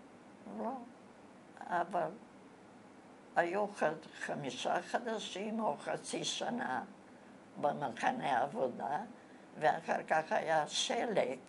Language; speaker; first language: Hebrew; non-native, fluent; Bulgarian